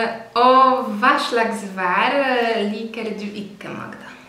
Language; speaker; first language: Norwegian; non-native, fluent; Polish